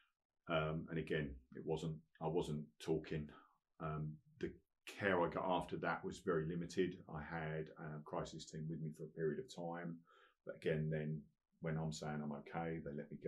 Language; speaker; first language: English; native; English